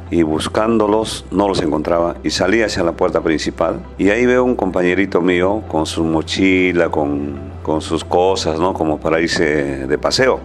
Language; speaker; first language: Spanish; non-native, local second language; Quechua